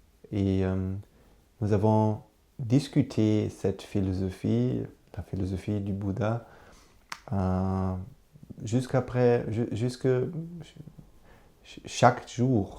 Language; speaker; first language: French; non-native, learner; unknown